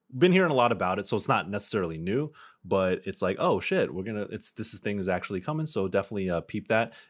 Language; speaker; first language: English; early bilingual, other home language; Filipino